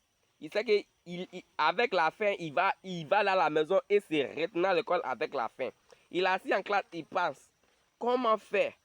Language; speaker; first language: French; non-native, local second language; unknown